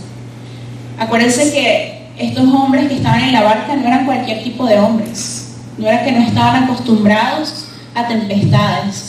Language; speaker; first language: Spanish; native; Spanish